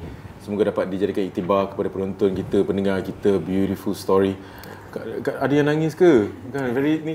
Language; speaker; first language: Malay; native; Malay